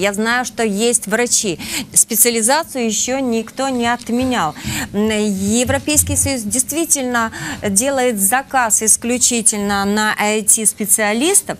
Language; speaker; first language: Russian; native; Russian